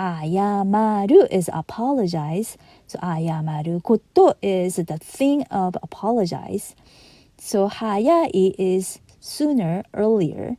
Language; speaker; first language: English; non-native, fluent; Japanese